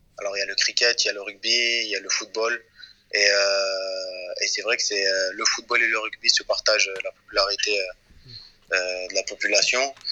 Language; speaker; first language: French; early bilingual, other home language; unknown